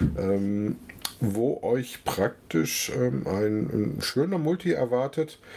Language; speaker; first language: German; native; German